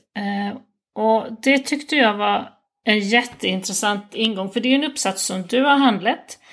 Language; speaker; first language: Swedish; native; Swedish